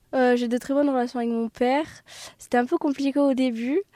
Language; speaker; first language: French; native; French